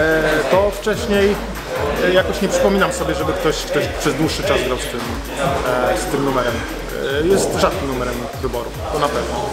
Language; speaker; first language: Polish; native; Polish